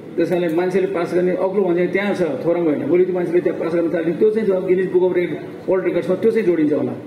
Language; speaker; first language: Nepali; non-native, local second language; Gurung